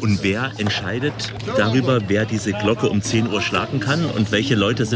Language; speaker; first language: German; native; German